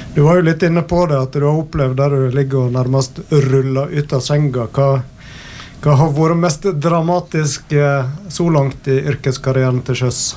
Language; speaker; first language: Norwegian; native; Norwegian